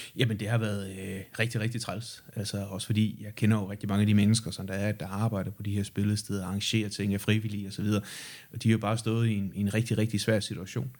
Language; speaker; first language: Danish; native; Danish